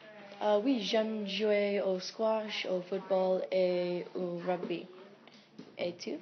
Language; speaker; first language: French; non-native, learner; English